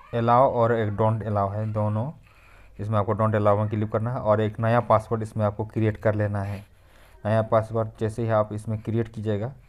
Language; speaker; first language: Hindi; native; Hindi